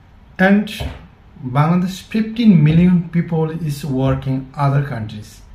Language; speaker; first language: English; non-native, learner; Bangla